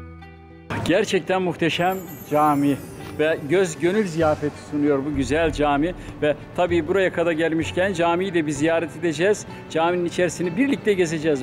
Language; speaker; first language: Turkish; native; Turkish